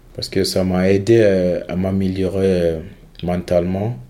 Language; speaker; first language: French; non-native, local second language; Fula